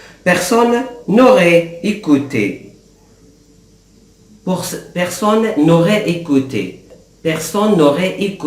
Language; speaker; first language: French; non-native, fluent; Arabic